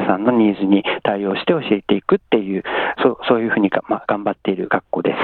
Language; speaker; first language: Japanese; native; Japanese